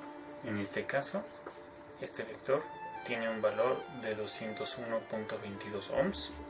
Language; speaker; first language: Spanish; native; Spanish